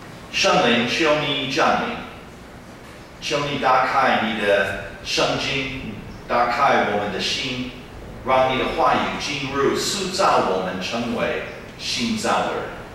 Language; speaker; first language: Chinese; non-native, fluent; English